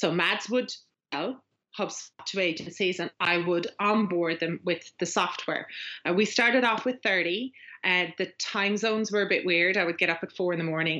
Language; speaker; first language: English; native; English